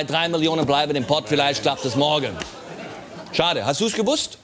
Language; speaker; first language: German; native; German